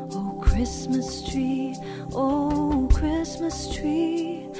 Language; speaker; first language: English; native; English